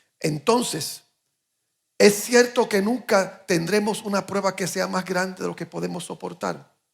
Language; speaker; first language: Spanish; early bilingual, heritage; English